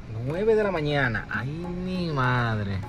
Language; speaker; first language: Spanish; native; Spanish